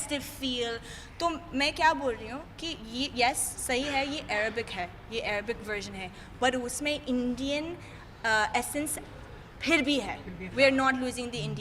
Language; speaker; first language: Hindi; non-native, fluent; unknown